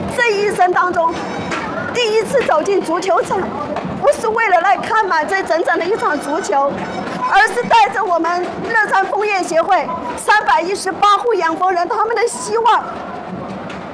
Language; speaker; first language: Chinese; native; Chinese